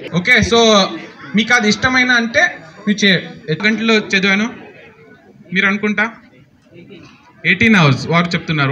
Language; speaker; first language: Telugu; non-native, learner; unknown